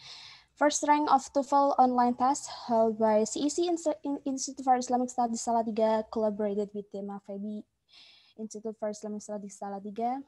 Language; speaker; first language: English; non-native, fluent; Indonesian